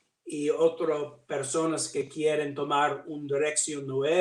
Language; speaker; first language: Spanish; non-native, learner; English